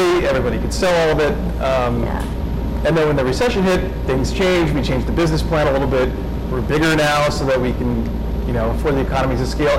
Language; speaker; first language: English; native; English